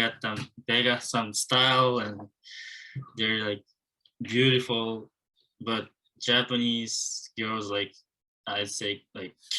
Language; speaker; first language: English; non-native, learner; Japanese